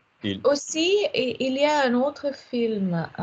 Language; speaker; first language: French; non-native, learner; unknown